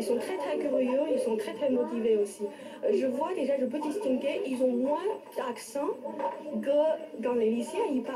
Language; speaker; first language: French; non-native, fluent; Chinese